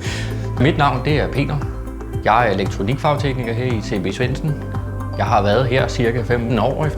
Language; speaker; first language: Danish; native; Danish